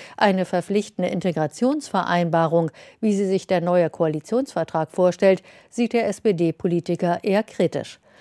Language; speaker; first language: German; native; German